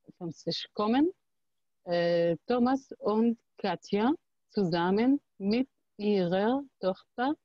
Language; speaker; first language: German; non-native, learner; Arabic